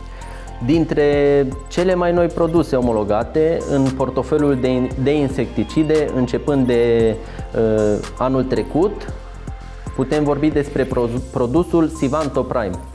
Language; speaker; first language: Romanian; native; Romanian